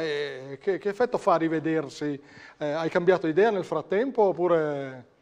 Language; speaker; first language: Italian; native; Italian